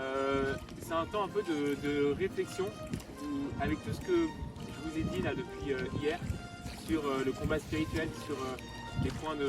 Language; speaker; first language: French; native; French